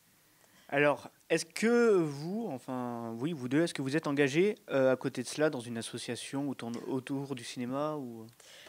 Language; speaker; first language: French; native; French